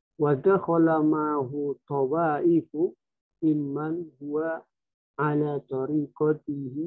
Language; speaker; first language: Arabic; non-native, learner; Indonesian